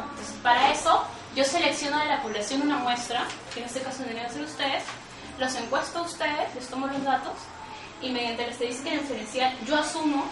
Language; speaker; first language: Spanish; native; Spanish